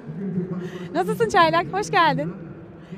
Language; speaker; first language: Turkish; native; Turkish